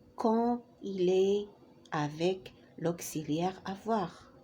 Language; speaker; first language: French; non-native, local second language; Arabic